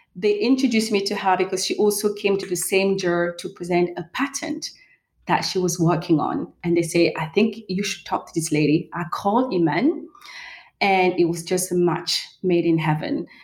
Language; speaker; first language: English; non-native, fluent; French